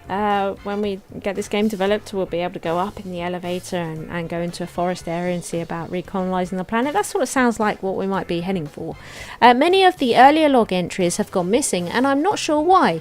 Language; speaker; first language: English; native; English